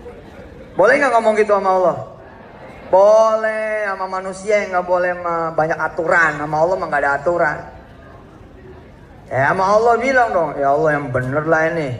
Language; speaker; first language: Indonesian; native; Indonesian